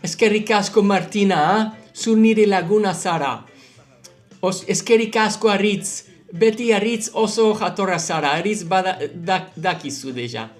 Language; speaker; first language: Basque; non-native, learner; English